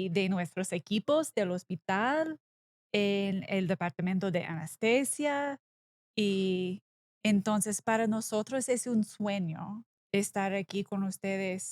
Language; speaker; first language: Spanish; non-native, learner; English